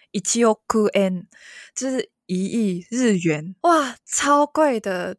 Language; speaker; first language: Chinese; non-native, local second language; Cantonese